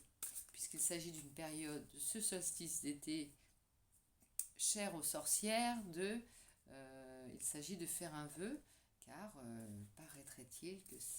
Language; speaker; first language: French; native; French